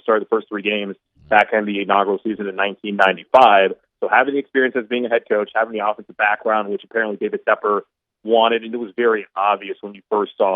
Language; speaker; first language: English; native; English